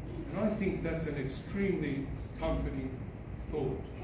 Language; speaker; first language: English; early bilingual, other home language; Russian